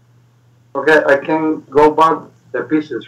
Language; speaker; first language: English; non-native, learner; Spanish